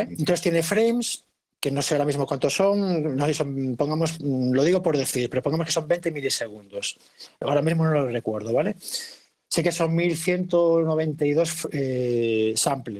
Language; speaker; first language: Spanish; native; Spanish